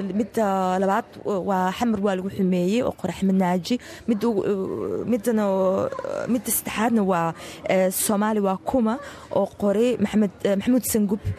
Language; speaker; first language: Somali; early bilingual, heritage; Somali